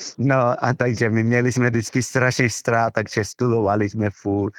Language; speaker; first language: Czech; non-native, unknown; Spanish